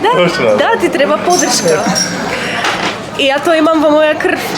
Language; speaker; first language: Macedonian; non-native, learner; Polish